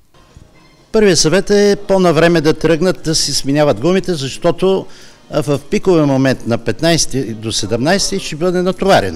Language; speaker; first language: Bulgarian; native; Bulgarian